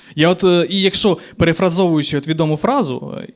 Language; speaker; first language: Ukrainian; native; Ukrainian